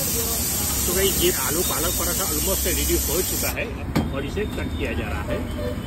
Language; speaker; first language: Hindi; native; Hindi